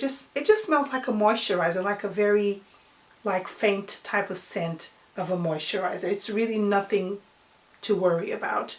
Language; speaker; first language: English; non-native, fluent; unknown